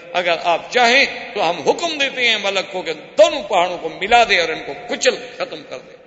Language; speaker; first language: Urdu; native; Urdu